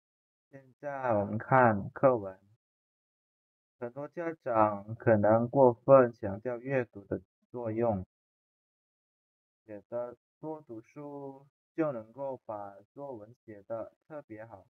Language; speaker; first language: Chinese; non-native, fluent; Indonesian